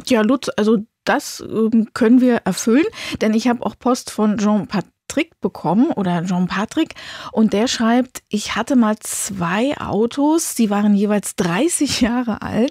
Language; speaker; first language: German; native; German